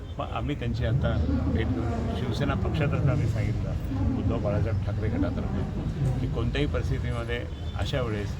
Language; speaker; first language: Marathi; native; Marathi